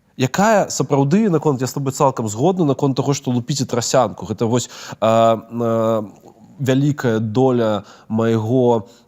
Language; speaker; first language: Belarusian; non-native, local second language; Russian